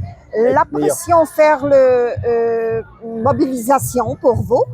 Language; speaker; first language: French; non-native, learner; Polish